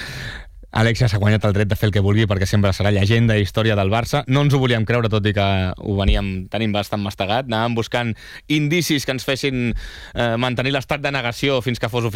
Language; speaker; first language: Catalan; native; Catalan